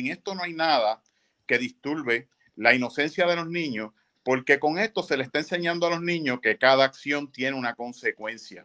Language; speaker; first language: Spanish; native; Spanish